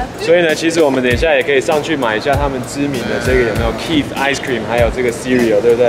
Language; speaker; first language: Chinese; native; Chinese